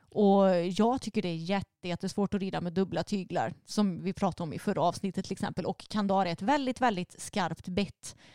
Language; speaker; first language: Swedish; native; Swedish